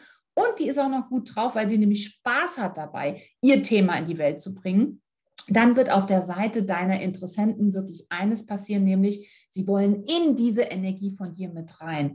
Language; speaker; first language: German; native; German